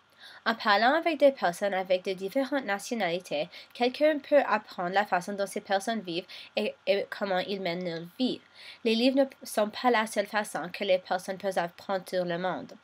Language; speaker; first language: French; non-native, local second language; English